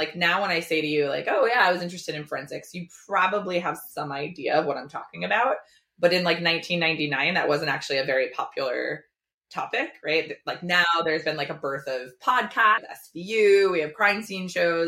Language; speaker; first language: English; native; English